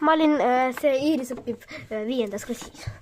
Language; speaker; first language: Estonian; non-native, local second language; Russian